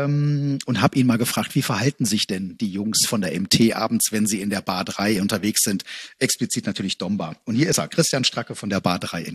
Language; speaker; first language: German; native; German